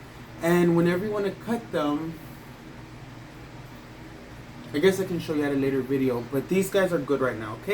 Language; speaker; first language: English; native; English